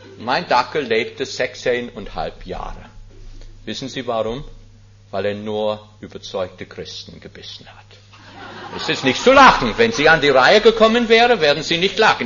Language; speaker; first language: German; non-native, fluent; English